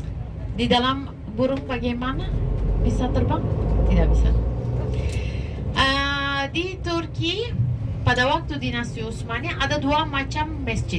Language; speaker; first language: Indonesian; non-native, fluent; Turkish